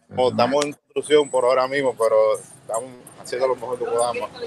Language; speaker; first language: Spanish; early bilingual, heritage; Spanish